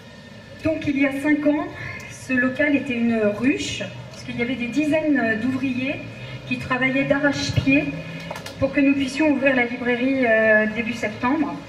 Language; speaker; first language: French; native; French